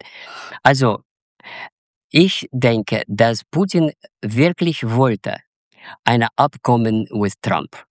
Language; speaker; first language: German; non-native, fluent; Russian